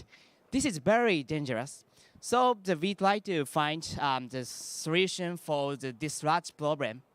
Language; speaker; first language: English; non-native, learner; Japanese